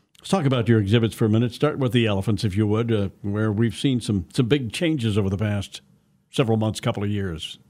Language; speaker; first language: English; native; English